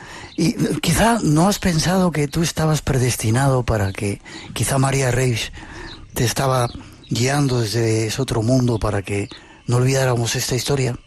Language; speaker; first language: Spanish; native; Spanish